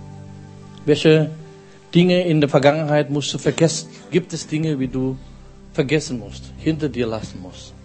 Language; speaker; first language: German; non-native, fluent; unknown